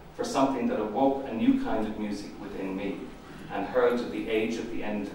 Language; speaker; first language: English; native; English